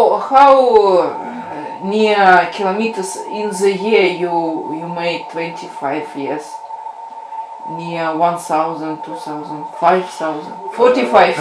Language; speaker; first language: English; non-native, learner; Russian